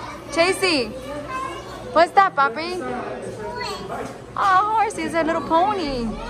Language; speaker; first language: English; early bilingual, other home language; Spanish